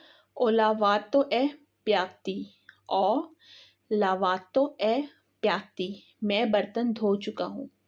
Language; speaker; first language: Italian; non-native, fluent; Urdu